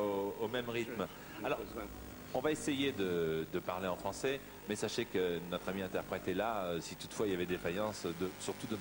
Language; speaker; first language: French; native; French